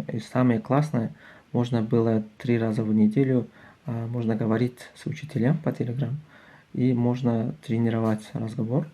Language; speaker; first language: Russian; non-native, learner; Uzbek